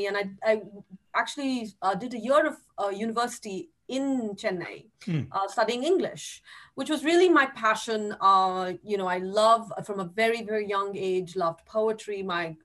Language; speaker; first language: English; non-native, local second language; Tamil